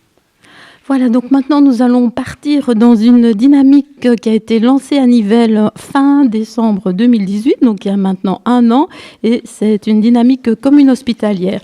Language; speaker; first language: French; native; French